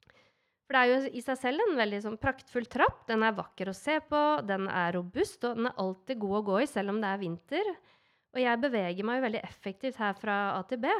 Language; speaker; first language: Norwegian; native; Norwegian